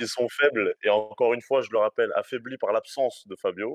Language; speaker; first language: French; native; French